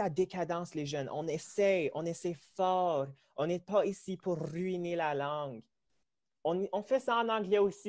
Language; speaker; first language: French; non-native, local second language; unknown